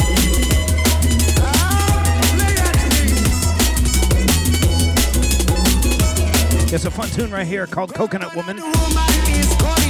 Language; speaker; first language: English; native; English